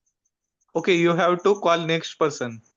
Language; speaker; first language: English; non-native, learner; Hindi